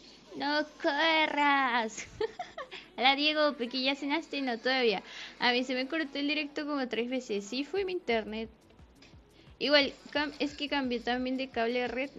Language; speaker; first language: Spanish; native; Spanish